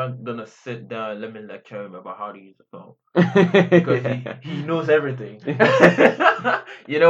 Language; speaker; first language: English; non-native, local second language; Akan